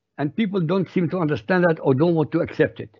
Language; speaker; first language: English; non-native, fluent; Arabic